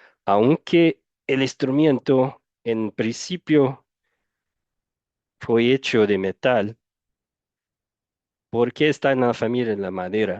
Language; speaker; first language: Spanish; non-native, fluent; Portuguese